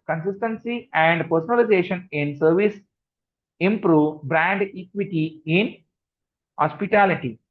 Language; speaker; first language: English; non-native, local second language; Tamil